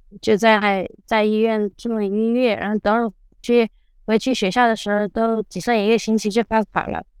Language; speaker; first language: Chinese; native; Chinese